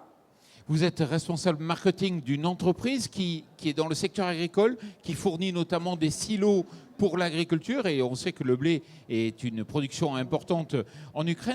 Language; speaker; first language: French; native; French